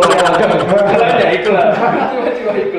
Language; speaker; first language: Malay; non-native, fluent; Korean